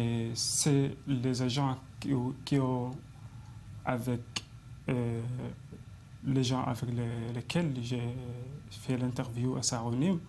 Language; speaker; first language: French; non-native, fluent; Arabic